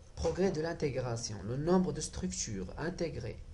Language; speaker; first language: French; non-native, local second language; Arabic